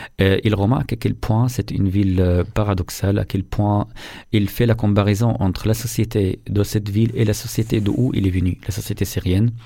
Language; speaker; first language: French; non-native, fluent; Arabic